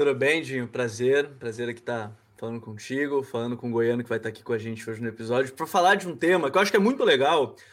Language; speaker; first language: Portuguese; native; Portuguese